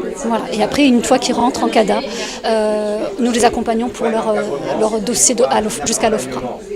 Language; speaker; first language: French; native; French